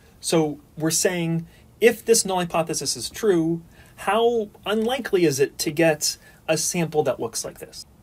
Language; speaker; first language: English; native; English